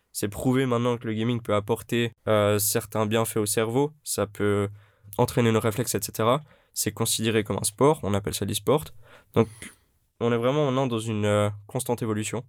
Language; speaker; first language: French; native; French